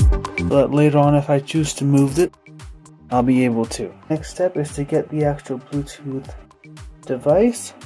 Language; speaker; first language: English; native; English